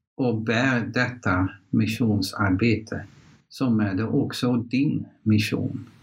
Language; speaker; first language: Swedish; non-native, fluent; Dutch